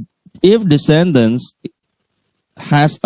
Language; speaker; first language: English; non-native, learner; Indonesian